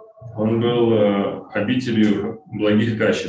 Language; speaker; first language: Russian; native; Russian